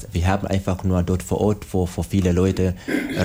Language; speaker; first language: German; non-native, learner; Swahili